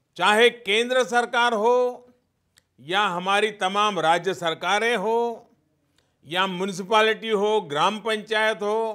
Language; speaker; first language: Hindi; native; Hindi